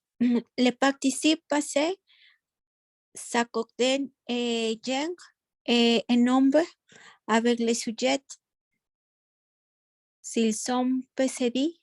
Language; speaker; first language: French; non-native, learner; Spanish